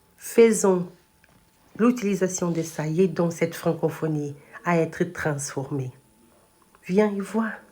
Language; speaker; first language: French; non-native, fluent; Portuguese